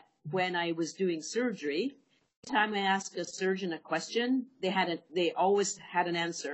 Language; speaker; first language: English; native; English